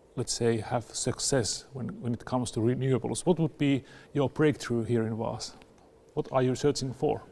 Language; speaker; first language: English; non-native, fluent; Finnish